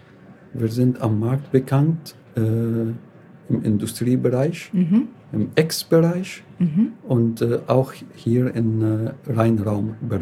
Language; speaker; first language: German; non-native, learner; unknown